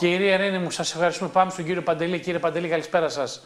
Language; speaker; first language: Greek; native; Greek